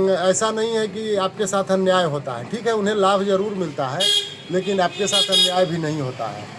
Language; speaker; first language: Hindi; native; Hindi